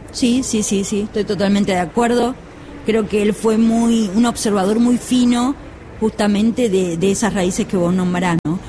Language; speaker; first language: Spanish; native; Spanish